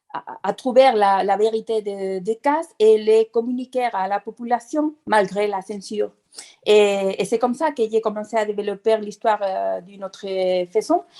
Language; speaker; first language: French; non-native, fluent; Spanish